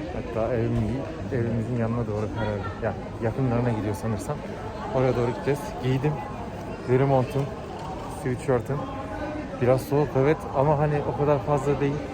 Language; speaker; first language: Turkish; native; Turkish